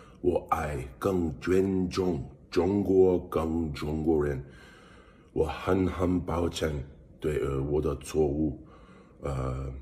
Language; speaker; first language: Chinese; non-native, learner; English